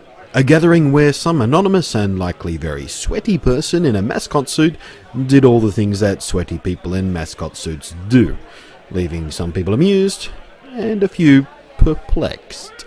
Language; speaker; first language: English; native; English